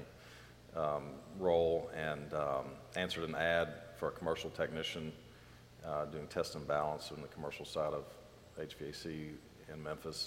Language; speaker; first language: English; native; English